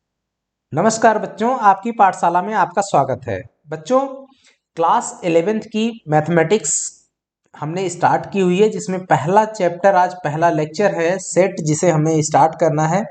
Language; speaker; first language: Hindi; native; Hindi